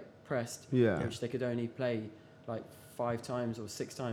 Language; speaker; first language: English; native; English